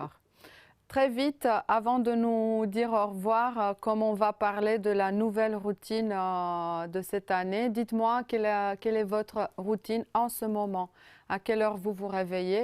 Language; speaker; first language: French; non-native, fluent; Romanian